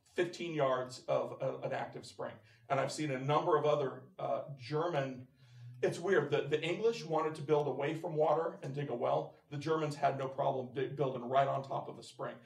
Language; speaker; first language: English; native; English